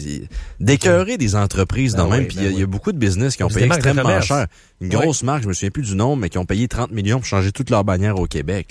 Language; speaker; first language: French; native; French